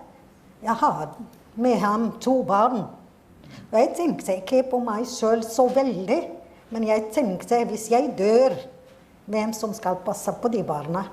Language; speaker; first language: Norwegian; non-native, fluent; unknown